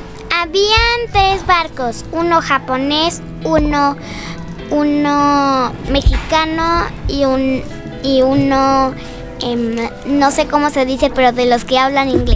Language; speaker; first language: Spanish; early bilingual, other home language; French